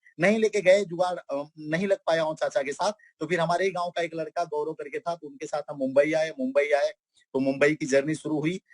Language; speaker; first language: Hindi; non-native, local second language; Bhojpuri